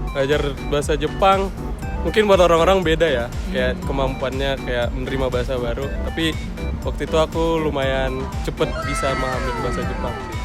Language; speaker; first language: Indonesian; native; Indonesian